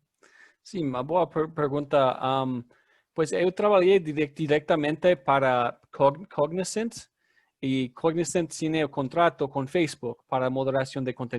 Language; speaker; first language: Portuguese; non-native, learner; English